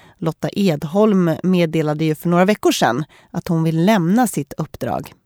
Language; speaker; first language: Swedish; native; Swedish